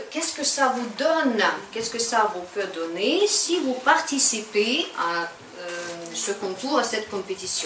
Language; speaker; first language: French; non-native, fluent; Ukrainian